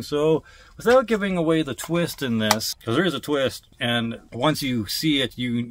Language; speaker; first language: English; native; English